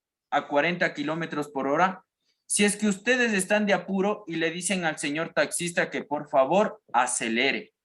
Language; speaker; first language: Spanish; native; Spanish